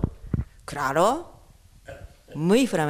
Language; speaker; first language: Spanish; non-native, learner; Japanese